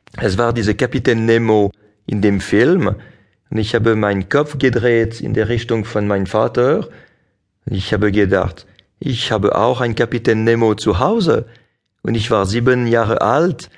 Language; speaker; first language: German; non-native, local second language; French